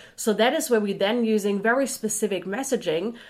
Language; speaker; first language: English; non-native, fluent; German